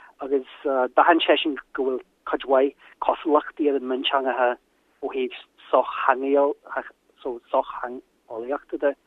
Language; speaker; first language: Irish; non-native, learner; German